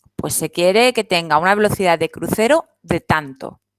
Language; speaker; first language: Spanish; non-native, local second language; Catalan